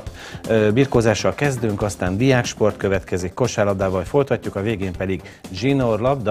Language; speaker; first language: Hungarian; native; Hungarian